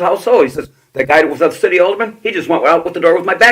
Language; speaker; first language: English; native; English